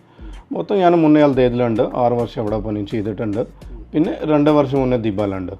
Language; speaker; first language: Malayalam; non-native, fluent; Punjabi